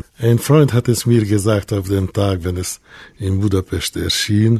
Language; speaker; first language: German; non-native, fluent; Hungarian